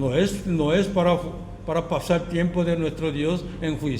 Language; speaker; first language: Spanish; non-native, fluent; Korean